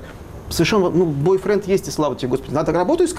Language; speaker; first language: Russian; native; Russian